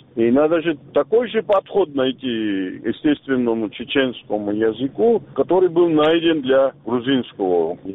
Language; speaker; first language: Russian; non-native, local second language; Georgian